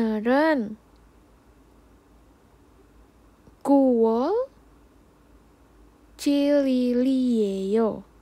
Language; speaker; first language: Korean; non-native, fluent; Indonesian